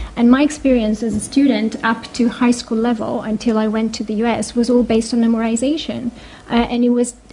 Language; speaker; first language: English; non-native, fluent; Greek